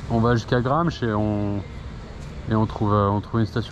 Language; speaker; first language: French; native; French